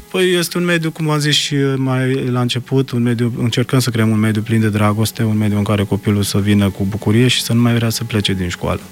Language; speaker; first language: Romanian; early bilingual, heritage; Romanian